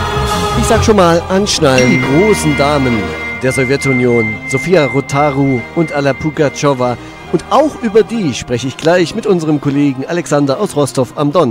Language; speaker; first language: German; native; German